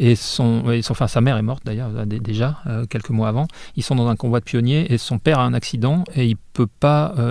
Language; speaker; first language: French; native; French